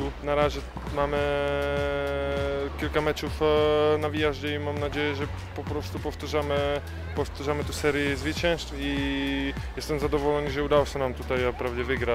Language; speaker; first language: Polish; non-native, fluent; Czech